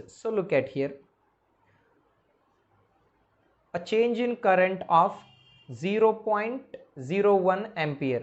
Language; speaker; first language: English; non-native, local second language; Kannada